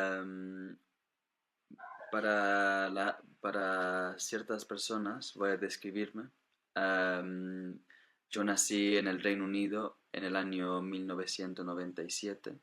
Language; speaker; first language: Spanish; non-native, fluent; English